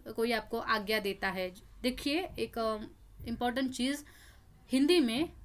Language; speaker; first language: Hindi; non-native, local second language; Marathi